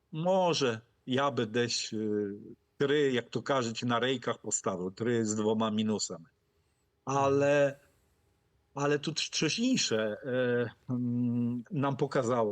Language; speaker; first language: Polish; non-native, fluent; Ukrainian